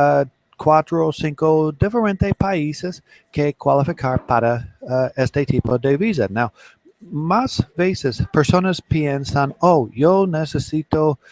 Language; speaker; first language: Spanish; non-native, learner; English